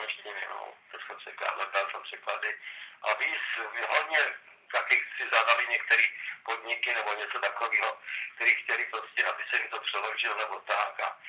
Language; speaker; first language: Czech; non-native, local second language; Romany